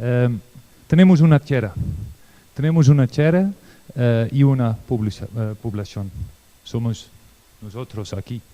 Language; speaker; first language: Spanish; non-native, learner; Dutch